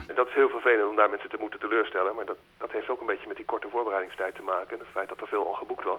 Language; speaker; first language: Dutch; native; Dutch